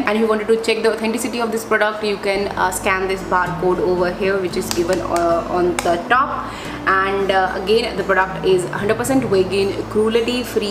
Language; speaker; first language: English; non-native, local second language; Hindi